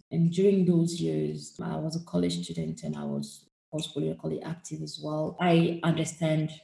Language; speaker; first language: English; non-native, fluent; French